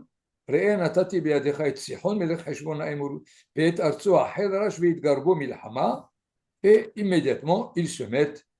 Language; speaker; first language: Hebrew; non-native, fluent; French